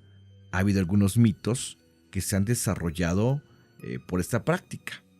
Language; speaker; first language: Spanish; native; Spanish